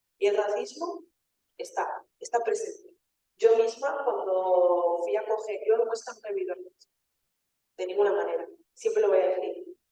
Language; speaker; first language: Spanish; early bilingual, other home language; Wolof